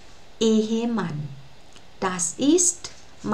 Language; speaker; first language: German; non-native, fluent; Thai